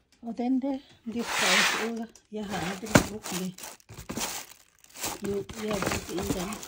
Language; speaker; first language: Danish; non-native, learner; Filipino